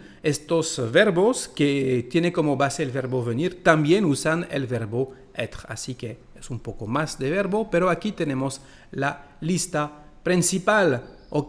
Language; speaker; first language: Spanish; non-native, fluent; French